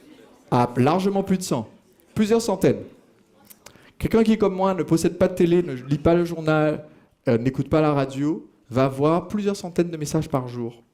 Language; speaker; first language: French; native; French